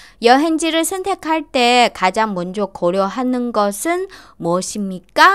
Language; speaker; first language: Korean; non-native, fluent; Chinese